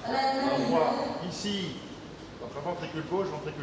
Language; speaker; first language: French; native; French